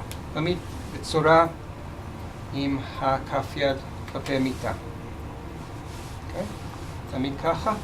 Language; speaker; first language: Hebrew; non-native, fluent; English